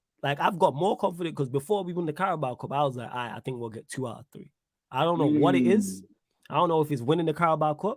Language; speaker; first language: English; native; English